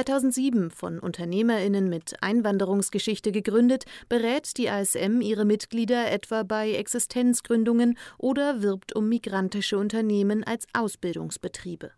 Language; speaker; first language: German; native; German